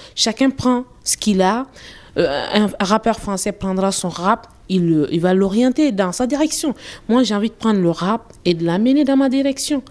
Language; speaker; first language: French; non-native, local second language; Bambara